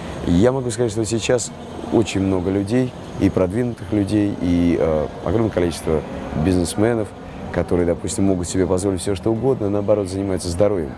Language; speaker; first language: Russian; native; Russian